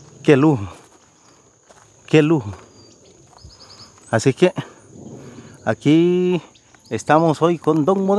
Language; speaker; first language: Spanish; native; Spanish